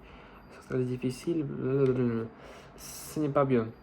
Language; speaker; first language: French; non-native, learner; Russian